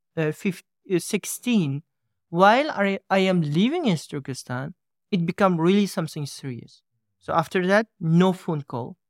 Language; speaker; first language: English; non-native, fluent; Uyghur